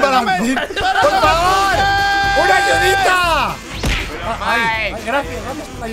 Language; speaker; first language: Spanish; native; Spanish